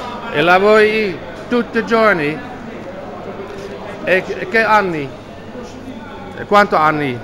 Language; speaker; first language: Italian; non-native, learner; Dutch